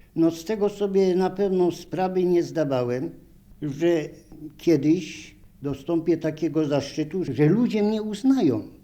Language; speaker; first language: Polish; native; Polish